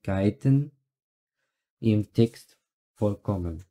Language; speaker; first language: German; non-native, learner; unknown